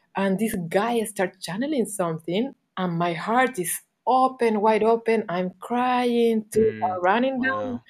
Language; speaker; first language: English; non-native, fluent; Spanish